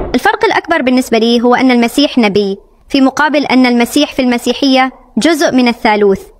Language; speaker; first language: Arabic; non-native, fluent; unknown